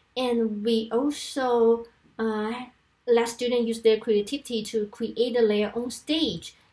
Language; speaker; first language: English; non-native, fluent; Chinese